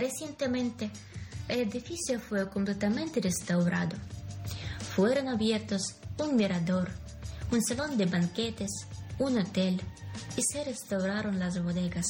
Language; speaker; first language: Spanish; non-native, fluent; Ukrainian